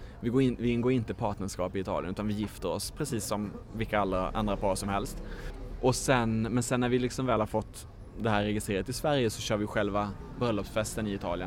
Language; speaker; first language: Swedish; native; Swedish